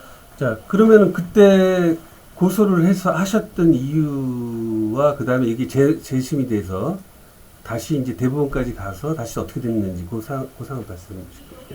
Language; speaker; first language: Korean; native; Korean